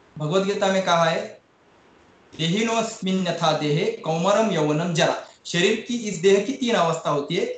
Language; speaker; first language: Hindi; non-native, local second language; Marathi